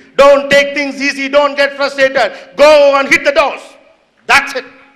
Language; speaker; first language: English; non-native, local second language; Tamil